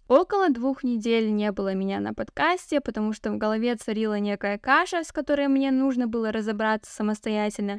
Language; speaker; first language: Russian; non-native, local second language; Kazakh